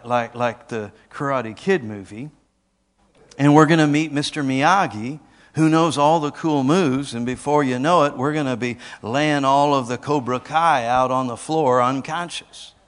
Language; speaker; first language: English; native; English